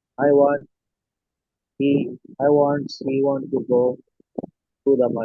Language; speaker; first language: English; non-native, learner; Bangla